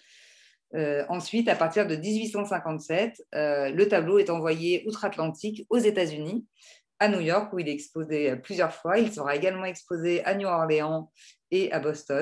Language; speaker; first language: French; native; French